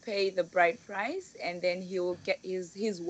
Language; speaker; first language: English; non-native, local second language; Shona